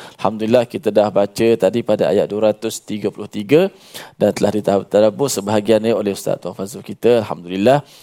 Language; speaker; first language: Malay; native; Malay